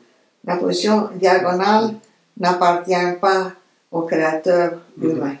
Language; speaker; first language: French; non-native, fluent; Romanian